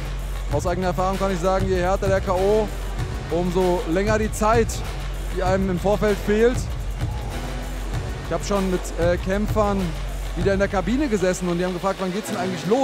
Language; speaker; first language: German; native; German